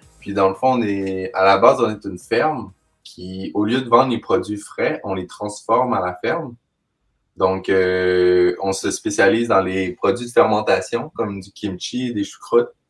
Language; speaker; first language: French; native; French